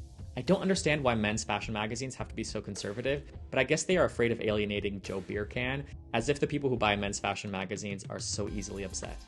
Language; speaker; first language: English; native; English